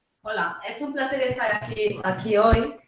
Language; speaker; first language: Spanish; non-native, fluent; Italian